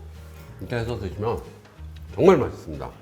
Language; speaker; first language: Korean; native; Korean